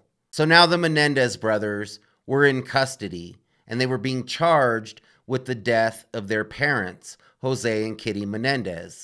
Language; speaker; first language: English; native; English